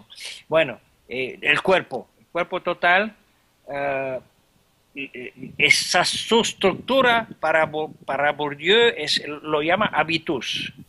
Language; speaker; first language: Spanish; non-native, fluent; French